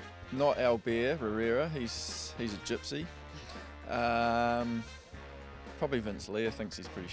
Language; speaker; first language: English; native; English